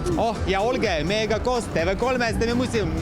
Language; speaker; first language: Estonian; non-native, local second language; Russian